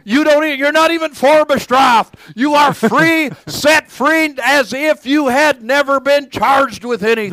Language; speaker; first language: English; native; English